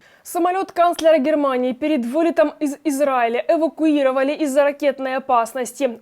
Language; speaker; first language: Russian; native; Russian